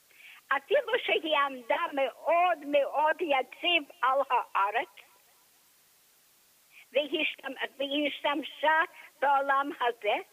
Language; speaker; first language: Hebrew; non-native, fluent; English